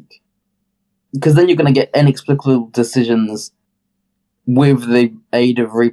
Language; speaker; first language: English; native; English